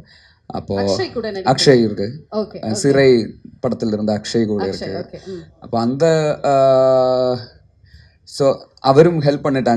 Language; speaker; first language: Tamil; non-native, learner; Malayalam